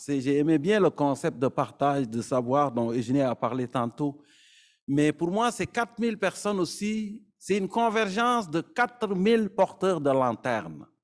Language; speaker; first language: French; non-native, local second language; Serer